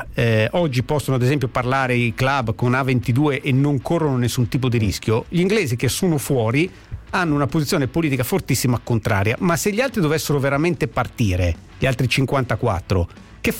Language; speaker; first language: Italian; native; Italian